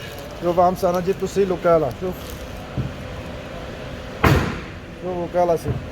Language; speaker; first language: Arabic; non-native, learner; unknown